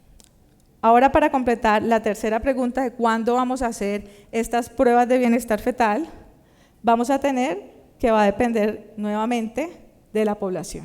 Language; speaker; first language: Spanish; native; Spanish